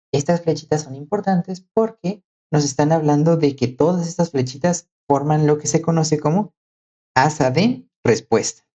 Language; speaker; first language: Spanish; native; Spanish